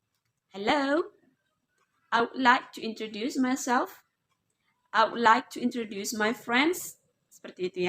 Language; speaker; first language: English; non-native, learner; Indonesian